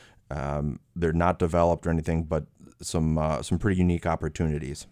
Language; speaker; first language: English; native; English